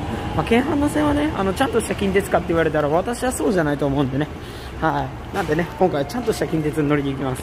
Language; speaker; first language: Japanese; native; Japanese